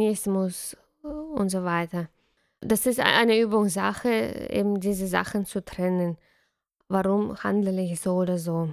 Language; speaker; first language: German; non-native, fluent; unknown